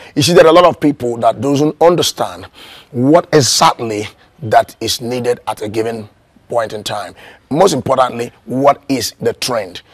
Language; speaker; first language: English; non-native, local second language; Igbo